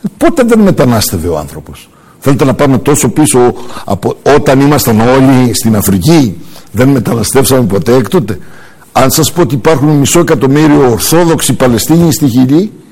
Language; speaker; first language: Greek; early bilingual, heritage; Greek